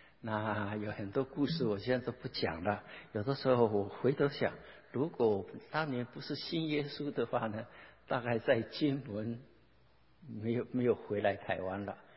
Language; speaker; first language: Chinese; non-native, local second language; Hakka Chinese